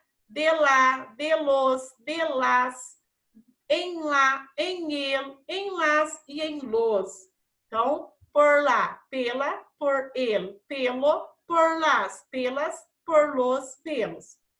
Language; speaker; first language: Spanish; non-native, fluent; Portuguese